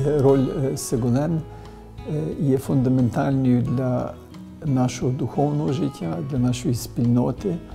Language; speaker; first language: Ukrainian; early bilingual, heritage; Ukrainian